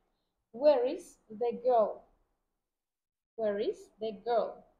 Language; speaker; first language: English; non-native, fluent; Vietnamese